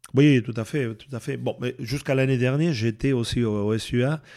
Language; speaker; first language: French; non-native, fluent; Spanish